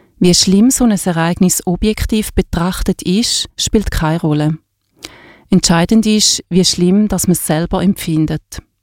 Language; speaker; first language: German; native; German